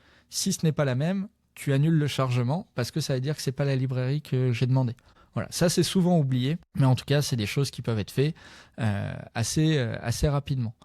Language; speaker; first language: French; native; French